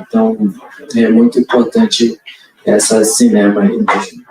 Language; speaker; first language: Portuguese; non-native, local second language; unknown